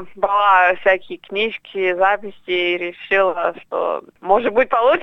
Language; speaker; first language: Russian; non-native, fluent; English